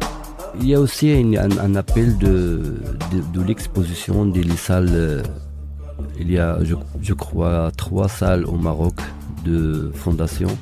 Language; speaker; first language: French; non-native, local second language; Arabic